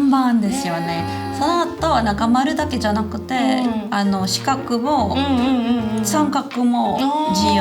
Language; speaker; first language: Japanese; non-native, fluent; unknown